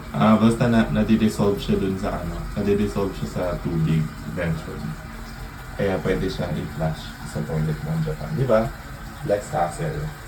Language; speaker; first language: Filipino; native; Filipino